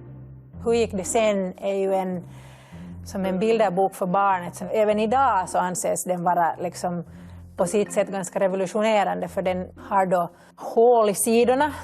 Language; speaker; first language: Swedish; native; Swedish